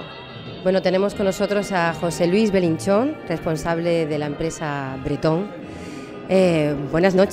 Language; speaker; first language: Spanish; native; Spanish